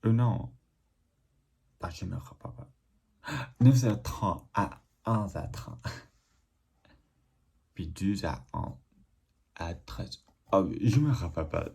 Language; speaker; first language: French; non-native, learner; English